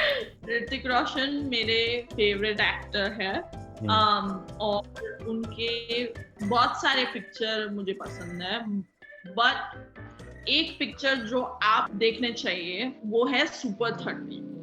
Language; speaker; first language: Hindi; non-native, local second language; Marathi